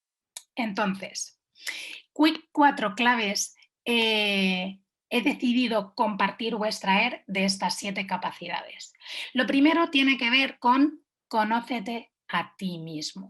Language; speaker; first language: Spanish; native; Spanish